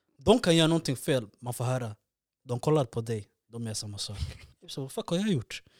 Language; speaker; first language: Swedish; early bilingual, other home language; Somali